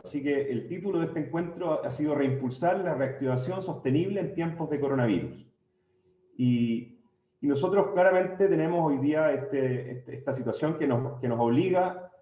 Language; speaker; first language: Spanish; native; Spanish